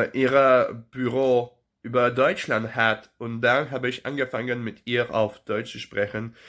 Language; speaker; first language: German; non-native, learner; French